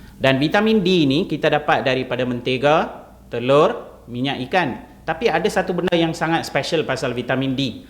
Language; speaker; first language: Malay; non-native, local second language; Tamil